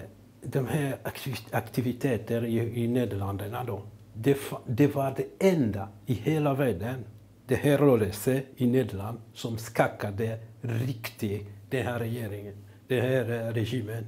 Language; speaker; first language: Swedish; non-native, learner; Kinyarwanda